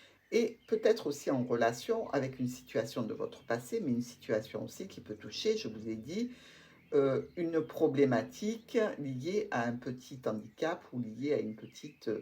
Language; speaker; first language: French; native; French